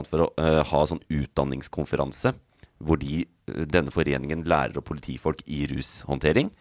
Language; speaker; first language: Norwegian; native; Norwegian